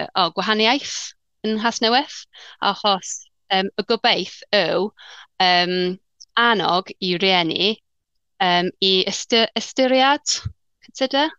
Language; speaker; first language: Welsh; non-native, learner; English